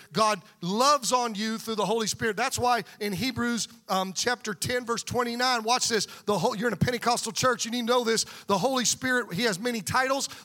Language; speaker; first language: English; native; English